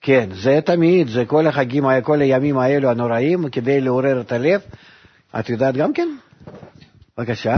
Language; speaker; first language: Hebrew; non-native, fluent; Russian